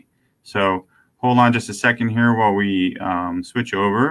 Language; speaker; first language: English; native; English